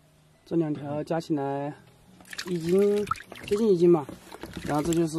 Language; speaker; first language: Chinese; native; Chinese